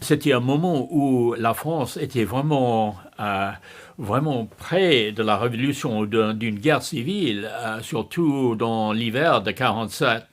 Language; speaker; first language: French; non-native, fluent; English